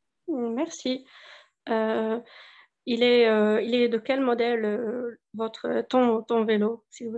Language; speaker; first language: French; non-native, learner; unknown